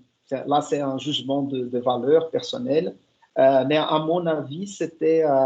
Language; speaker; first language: French; non-native, fluent; Portuguese